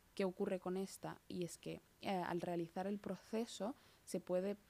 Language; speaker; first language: Spanish; early bilingual, other home language; Somali